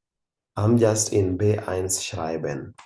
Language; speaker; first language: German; non-native, fluent; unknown